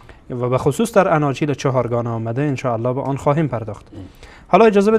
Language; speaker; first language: Persian; native; Persian